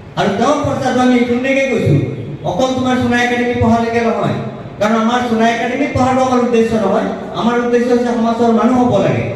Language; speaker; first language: Assamese; non-native, local second language; Bangla